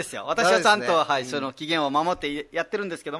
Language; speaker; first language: Japanese; non-native, fluent; Nepali